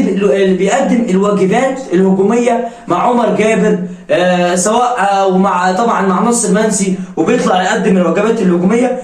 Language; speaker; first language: Arabic; native; Arabic